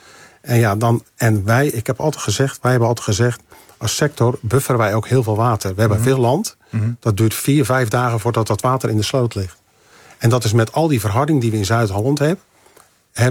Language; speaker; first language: Dutch; native; Dutch